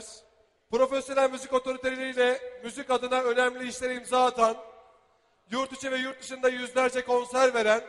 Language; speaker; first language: Turkish; native; Turkish